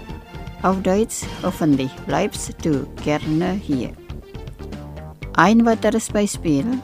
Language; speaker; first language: German; non-native, fluent; Indonesian